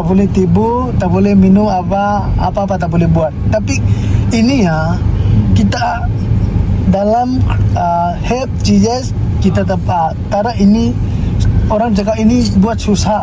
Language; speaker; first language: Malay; non-native, learner; Tedim Chin